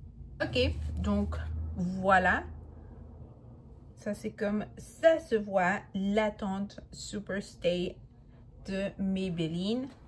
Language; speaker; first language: French; non-native, fluent; Spanish